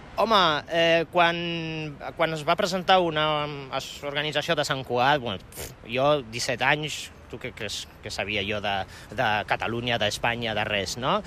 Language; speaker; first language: Catalan; non-native, fluent; Polish